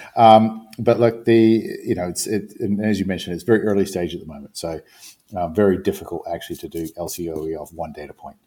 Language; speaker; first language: English; native; English